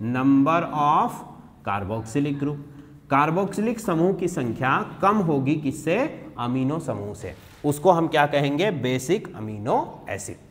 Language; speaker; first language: Hindi; native; Hindi